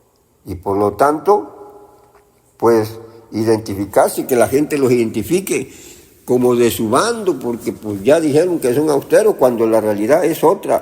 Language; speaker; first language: Spanish; native; Spanish